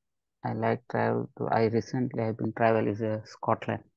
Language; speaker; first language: English; non-native, learner; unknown